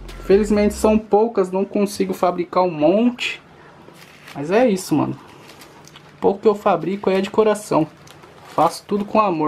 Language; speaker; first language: Portuguese; native; Portuguese